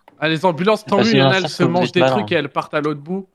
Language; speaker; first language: French; native; French